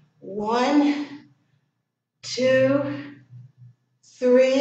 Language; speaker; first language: English; native; English